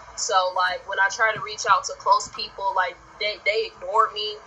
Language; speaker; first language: English; native; English